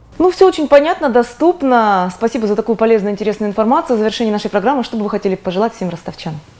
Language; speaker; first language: Russian; native; Russian